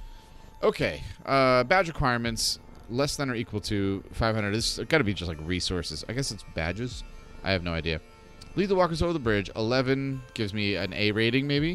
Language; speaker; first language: English; native; English